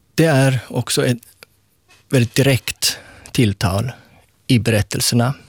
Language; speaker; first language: Swedish; native; Swedish